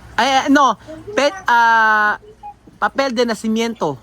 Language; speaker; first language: Spanish; non-native, learner; Filipino